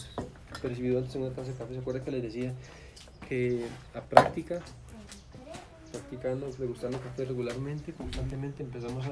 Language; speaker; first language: Spanish; native; Spanish